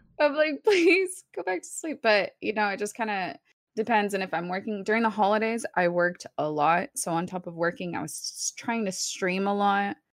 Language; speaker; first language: English; early bilingual, other home language; Spanish